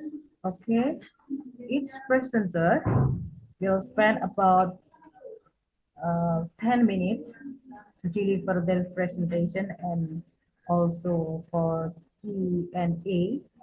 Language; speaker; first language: English; non-native, fluent; Indonesian